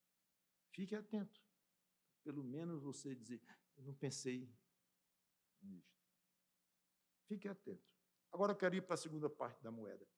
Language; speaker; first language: Portuguese; native; Portuguese